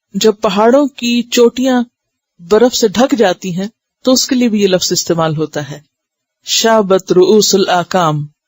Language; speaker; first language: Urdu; native; Urdu